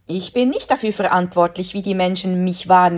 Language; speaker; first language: German; native; German